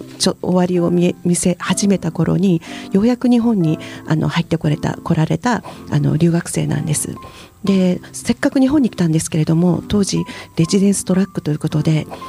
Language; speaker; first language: Japanese; native; Japanese